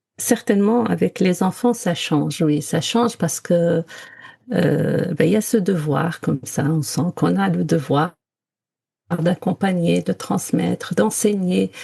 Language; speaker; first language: French; non-native, local second language; Arabic